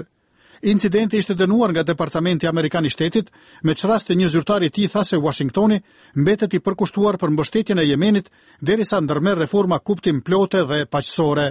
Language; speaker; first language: Albanian; native; Albanian